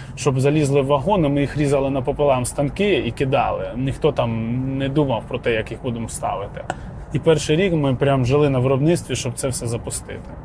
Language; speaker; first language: Ukrainian; native; Ukrainian